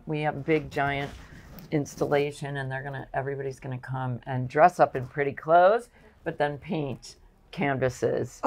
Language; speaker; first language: English; native; English